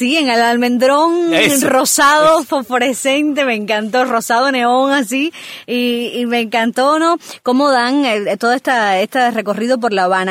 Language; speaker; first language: Spanish; native; Spanish